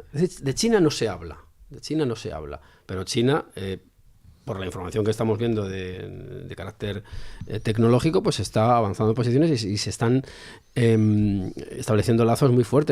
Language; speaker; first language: Spanish; native; Spanish